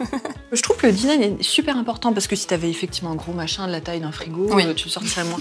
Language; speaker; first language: French; native; French